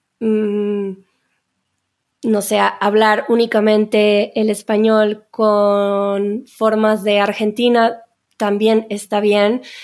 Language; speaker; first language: Spanish; native; Spanish